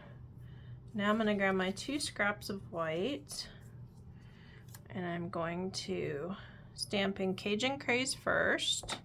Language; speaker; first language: English; native; English